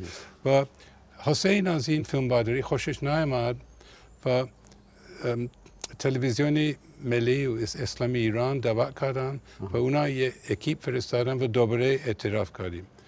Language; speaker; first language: Persian; non-native, fluent; English